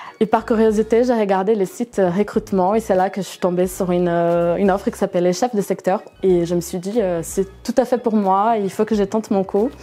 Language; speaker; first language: French; non-native, fluent; Portuguese